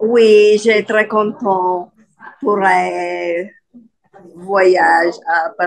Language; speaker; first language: French; non-native, learner; Hebrew